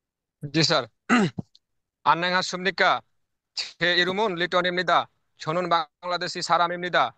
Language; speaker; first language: Korean; non-native, learner; Bangla